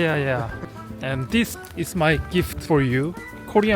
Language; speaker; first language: English; non-native, learner; Korean